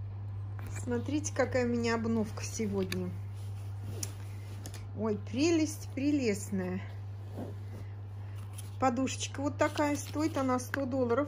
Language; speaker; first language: Russian; native; Russian